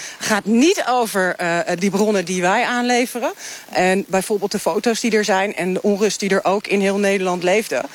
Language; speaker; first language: Dutch; native; Dutch